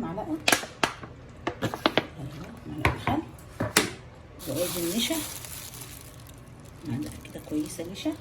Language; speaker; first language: Arabic; native; Arabic